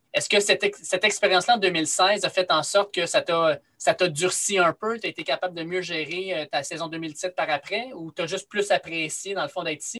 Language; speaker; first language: French; native; French